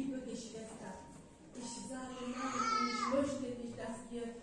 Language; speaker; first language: German; non-native, fluent; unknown